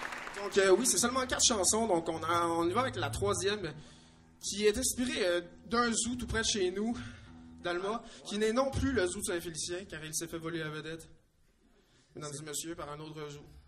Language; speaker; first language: French; native; French